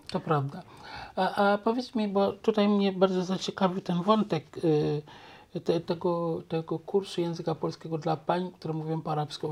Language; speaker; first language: Polish; non-native, local second language; Wolof